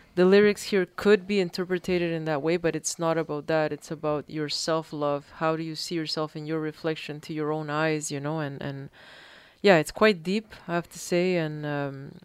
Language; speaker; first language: English; early bilingual, other home language; Spanish